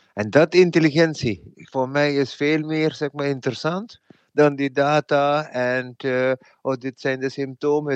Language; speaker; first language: Dutch; non-native, fluent; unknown